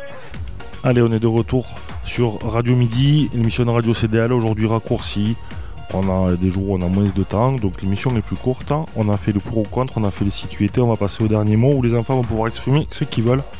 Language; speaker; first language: French; native; French